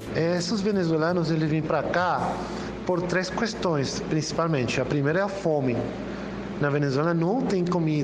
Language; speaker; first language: Portuguese; non-native, fluent; Spanish